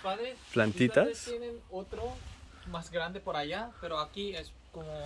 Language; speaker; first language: Spanish; non-native, fluent; Korean